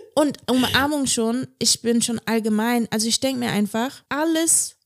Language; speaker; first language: German; native; German